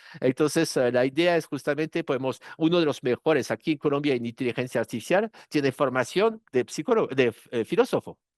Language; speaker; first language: Spanish; non-native, fluent; French